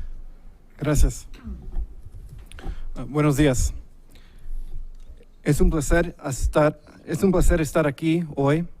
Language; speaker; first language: Spanish; early bilingual, heritage; English